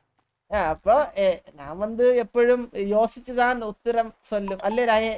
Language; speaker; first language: Tamil; non-native, learner; Malayalam